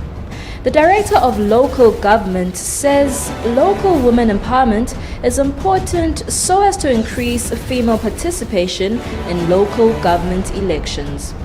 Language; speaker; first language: English; non-native, local second language; Swati